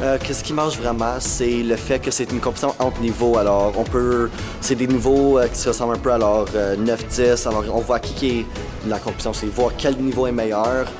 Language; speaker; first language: French; native; French